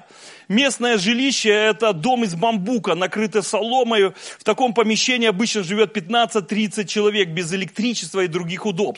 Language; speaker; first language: Russian; native; Russian